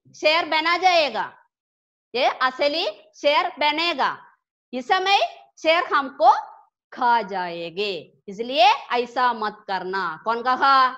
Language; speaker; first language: Hindi; non-native, local second language; Malayalam